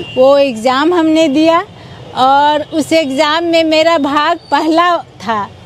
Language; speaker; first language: Hindi; native; Hindi